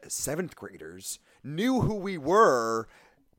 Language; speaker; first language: English; native; English